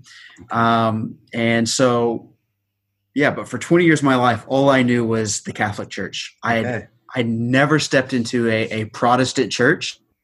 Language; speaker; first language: English; native; English